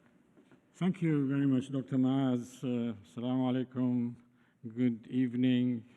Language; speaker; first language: English; non-native, fluent; Arabic